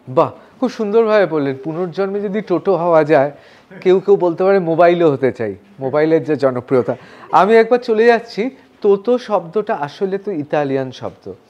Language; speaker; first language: Bangla; native; Bangla